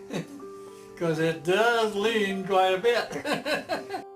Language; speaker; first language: English; native; English